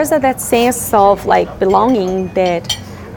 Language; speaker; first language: English; non-native, fluent; Portuguese